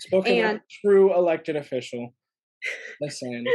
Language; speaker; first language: English; native; English